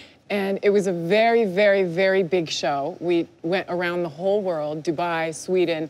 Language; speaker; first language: English; early bilingual, other home language; Persian